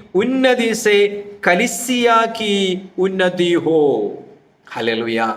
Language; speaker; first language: Hindi; non-native, local second language; Malayalam